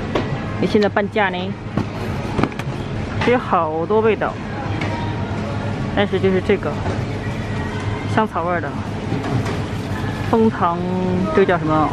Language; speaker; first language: Chinese; native; Chinese